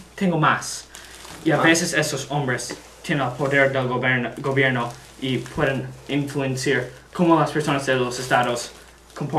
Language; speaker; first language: Spanish; non-native, learner; English